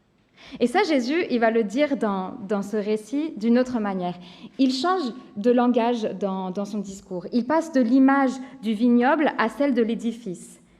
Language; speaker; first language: French; native; French